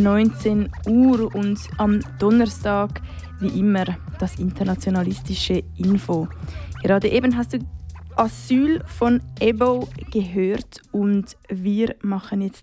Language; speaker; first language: German; native; German